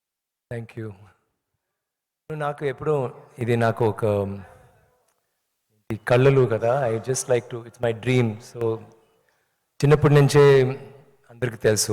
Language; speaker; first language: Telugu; non-native, learner; Tamil